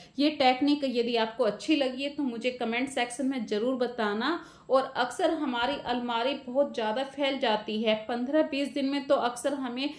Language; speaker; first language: Hindi; native; Hindi